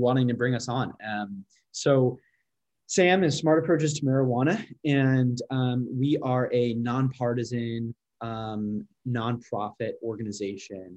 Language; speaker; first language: English; native; English